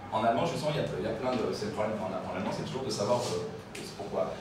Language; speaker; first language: French; native; French